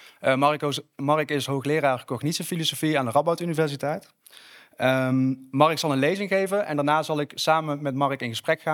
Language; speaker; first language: Dutch; native; Dutch